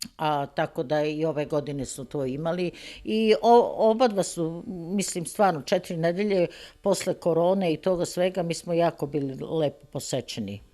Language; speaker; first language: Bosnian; early bilingual, heritage; Serbian